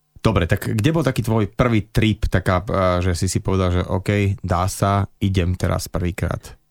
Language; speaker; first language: Slovak; native; Slovak